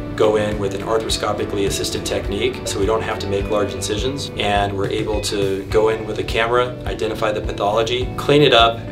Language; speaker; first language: English; native; English